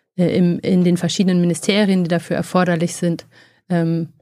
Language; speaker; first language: German; native; German